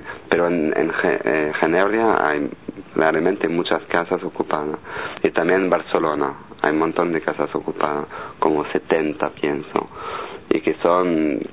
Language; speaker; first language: Spanish; non-native, fluent; French